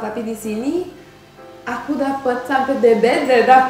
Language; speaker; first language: Indonesian; non-native, fluent; Romanian